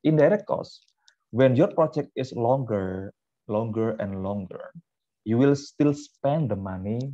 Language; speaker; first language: English; non-native, fluent; Indonesian